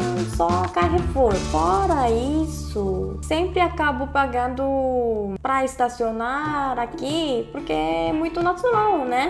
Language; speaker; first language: Portuguese; non-native, fluent; Korean